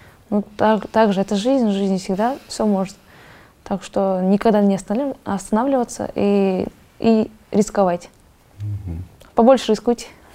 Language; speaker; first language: Russian; non-native, local second language; Kazakh